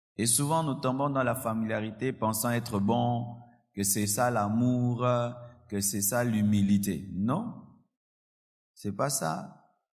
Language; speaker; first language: French; non-native, local second language; Lingala